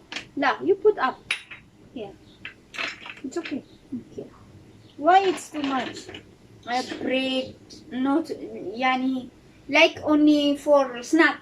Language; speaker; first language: English; non-native, learner; Amharic